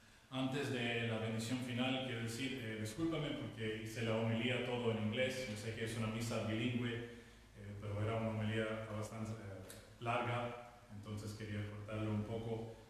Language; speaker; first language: Spanish; non-native, fluent; English